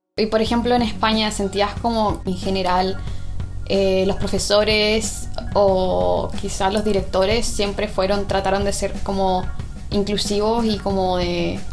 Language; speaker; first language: Spanish; native; Spanish